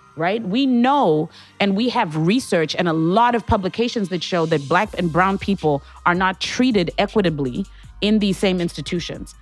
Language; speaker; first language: English; non-native, local second language; Shona